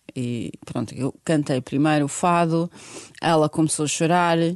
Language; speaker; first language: Portuguese; non-native, fluent; Bosnian